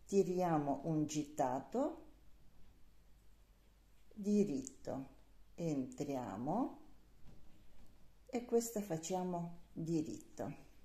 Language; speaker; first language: Italian; non-native, learner; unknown